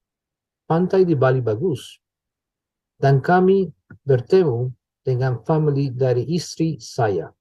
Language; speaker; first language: Indonesian; non-native, learner; English